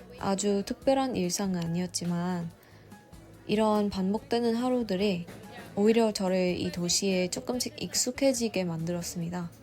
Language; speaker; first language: Korean; non-native, fluent; Vietnamese